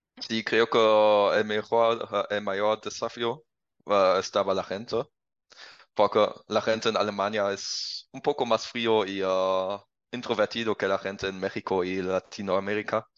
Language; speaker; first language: Spanish; non-native, learner; German